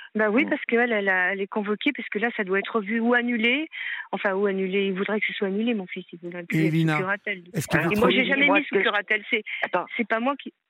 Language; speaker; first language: French; native; French